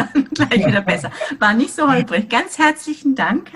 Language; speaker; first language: German; native; German